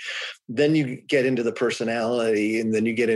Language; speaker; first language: English; native; English